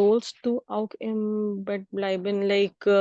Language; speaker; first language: German; non-native, learner; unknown